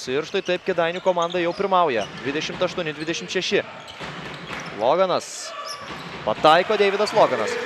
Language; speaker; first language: Lithuanian; native; Lithuanian